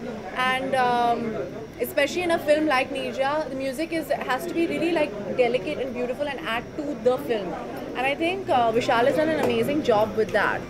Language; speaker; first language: English; non-native, local second language; Hindi